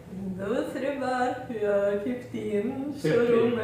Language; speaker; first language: Hindi; non-native, learner; Russian